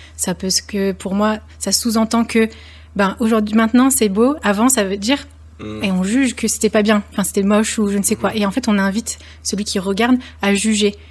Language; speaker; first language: French; native; French